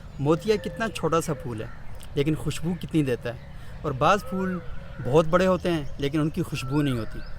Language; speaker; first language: Urdu; non-native, local second language; Northern Hindko